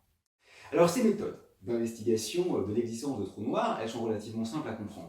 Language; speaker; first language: French; native; French